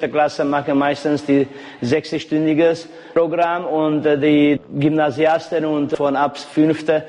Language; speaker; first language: German; non-native, local second language; Hungarian